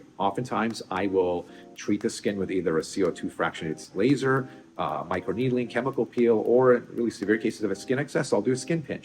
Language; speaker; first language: English; native; English